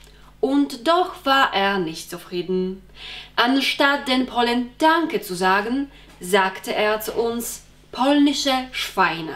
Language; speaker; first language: German; non-native, fluent; Polish